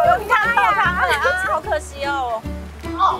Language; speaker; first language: Chinese; native; Chinese